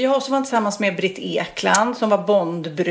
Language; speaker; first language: Swedish; native; Swedish